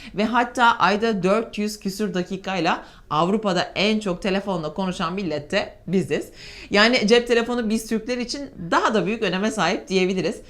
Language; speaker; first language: Turkish; native; Turkish